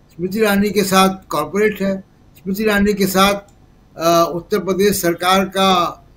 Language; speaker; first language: Hindi; native; Hindi